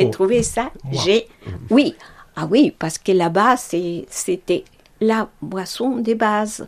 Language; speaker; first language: French; non-native, fluent; Spanish